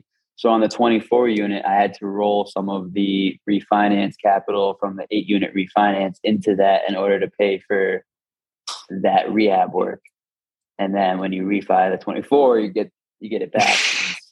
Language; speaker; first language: English; native; English